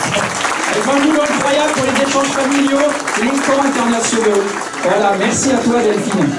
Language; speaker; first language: French; native; French